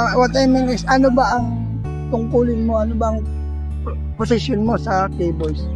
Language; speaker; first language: Filipino; native; Filipino